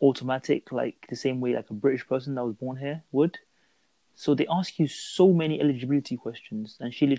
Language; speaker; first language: English; non-native, local second language; Yoruba